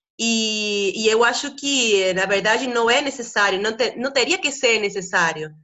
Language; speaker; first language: Portuguese; non-native, fluent; Spanish